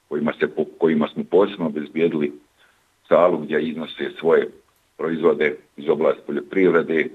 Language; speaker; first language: Bosnian; native; Bosnian